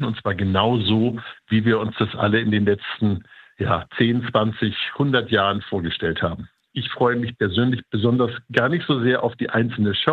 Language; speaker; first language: German; native; German